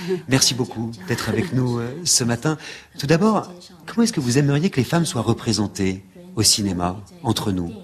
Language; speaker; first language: French; native; French